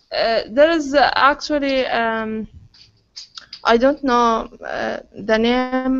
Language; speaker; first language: English; non-native, learner; Arabic